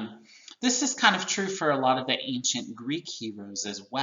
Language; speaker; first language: English; native; English